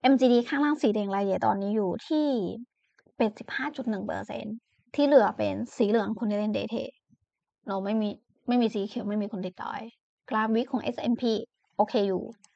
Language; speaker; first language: Thai; non-native, fluent; Chinese